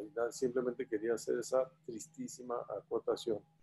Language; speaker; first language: Spanish; native; Spanish